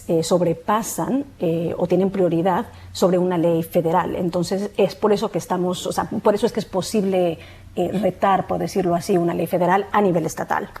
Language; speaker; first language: Spanish; native; Spanish